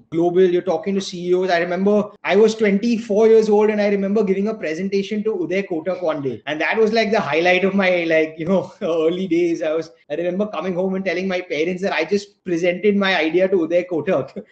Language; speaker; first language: English; non-native, local second language; Gujarati